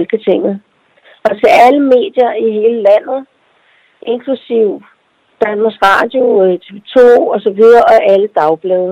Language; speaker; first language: Danish; native; Danish